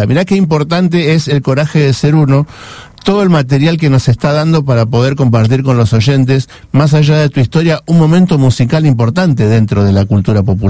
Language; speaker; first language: Spanish; native; Spanish